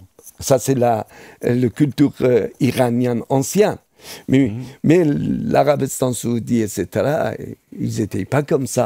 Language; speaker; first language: French; non-native, fluent; Persian